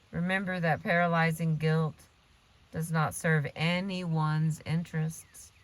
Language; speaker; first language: English; native; English